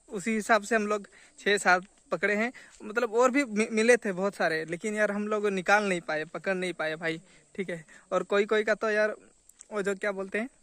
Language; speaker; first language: Hindi; non-native, local second language; Santali